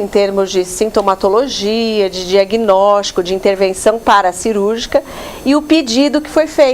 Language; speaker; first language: Portuguese; native; Portuguese